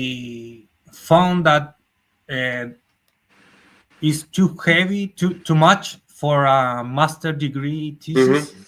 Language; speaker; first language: English; non-native, learner; Spanish